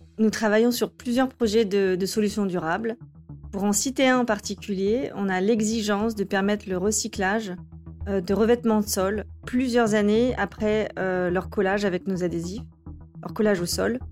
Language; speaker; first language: French; native; French